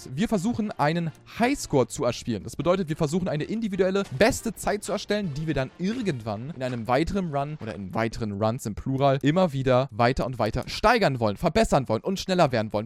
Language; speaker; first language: German; native; German